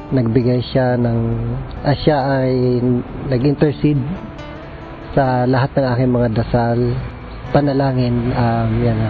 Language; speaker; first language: English; non-native, local second language; Filipino